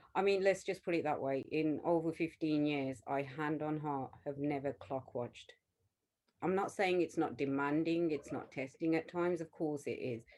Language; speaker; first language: English; native; English